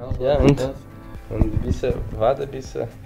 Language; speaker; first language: German; non-native, learner; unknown